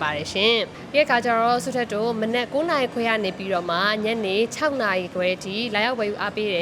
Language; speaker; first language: Burmese; native; Burmese